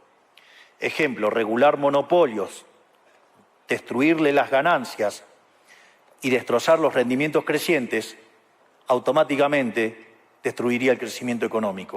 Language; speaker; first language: Spanish; native; Spanish